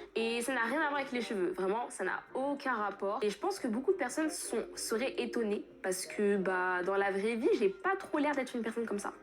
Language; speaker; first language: French; early bilingual, other home language; Fula